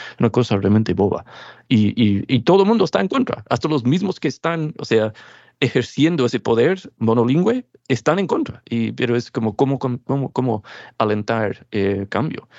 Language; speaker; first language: Spanish; non-native, fluent; English